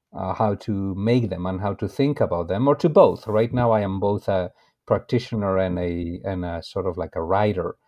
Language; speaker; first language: English; non-native, fluent; Spanish